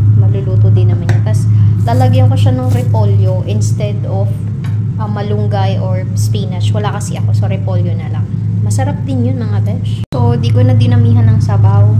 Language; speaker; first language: Filipino; native; Filipino